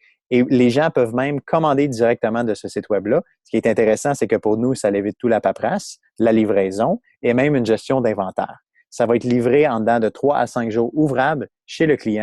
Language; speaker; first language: French; native; French